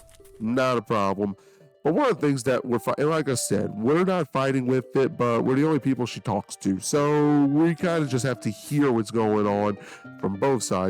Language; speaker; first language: English; native; English